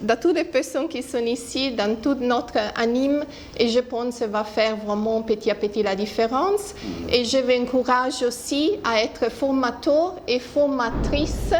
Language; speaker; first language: French; non-native, fluent; Italian